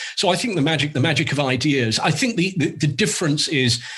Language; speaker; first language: English; native; English